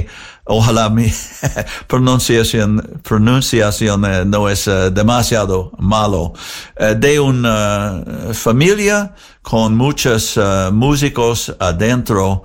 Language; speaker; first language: Spanish; non-native, learner; English